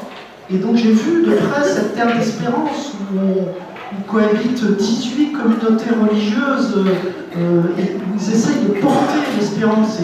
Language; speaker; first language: French; native; French